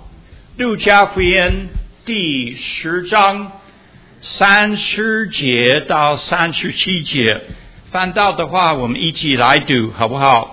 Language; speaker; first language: Chinese; early bilingual, heritage; Chinese